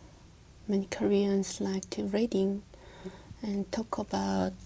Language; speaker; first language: English; non-native, learner; Korean